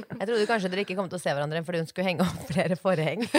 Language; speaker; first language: Norwegian; native; Norwegian